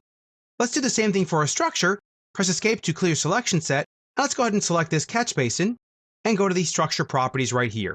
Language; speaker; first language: English; native; English